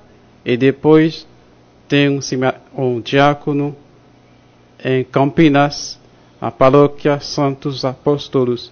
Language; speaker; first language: Portuguese; non-native, fluent; Haitian Creole